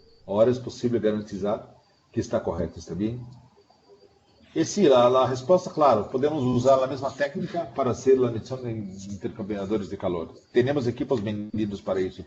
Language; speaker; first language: Spanish; non-native, fluent; Portuguese